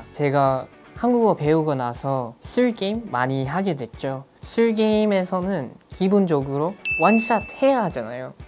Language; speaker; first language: Korean; non-native, fluent; English